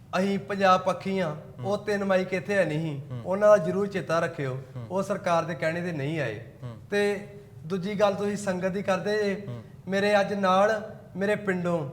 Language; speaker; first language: Punjabi; native; Punjabi